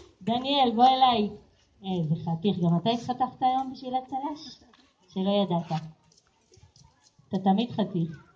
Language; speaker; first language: Hebrew; native; Hebrew